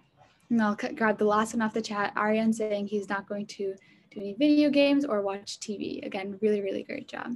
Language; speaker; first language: English; early bilingual, other home language; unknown